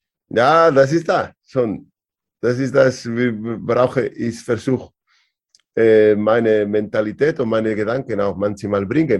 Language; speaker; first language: German; non-native, learner; Spanish